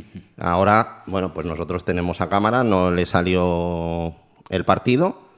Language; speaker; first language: Spanish; native; Spanish